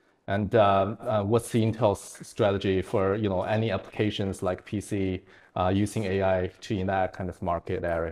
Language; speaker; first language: English; non-native, fluent; Chinese